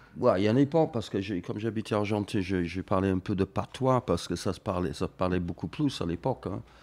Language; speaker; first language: French; non-native, fluent; English